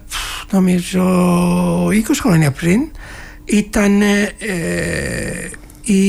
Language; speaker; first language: Greek; non-native, learner; Turkish